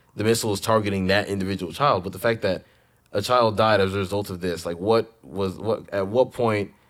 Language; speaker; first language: English; native; English